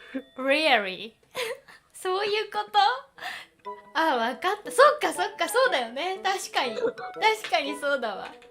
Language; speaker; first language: Japanese; native; Japanese